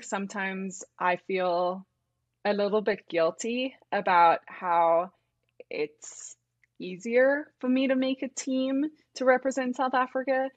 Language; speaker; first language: English; native; English